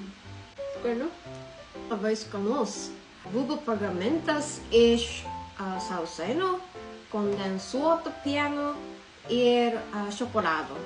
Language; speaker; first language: Lithuanian; non-native, learner; Japanese